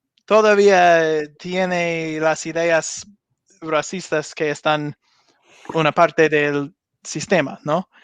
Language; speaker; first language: Spanish; non-native, learner; English